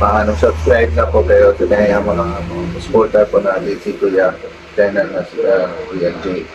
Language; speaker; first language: Filipino; non-native, learner; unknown